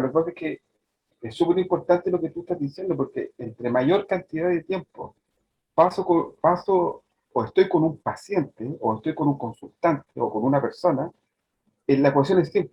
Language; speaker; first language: Spanish; native; Spanish